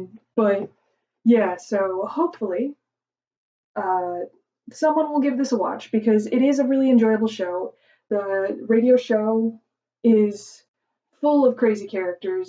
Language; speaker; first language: English; native; English